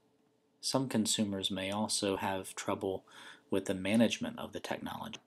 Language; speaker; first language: English; native; English